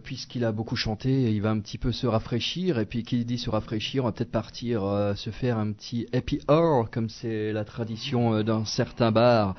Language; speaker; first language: French; native; French